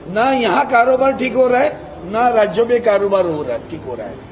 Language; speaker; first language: Hindi; non-native, local second language; Marathi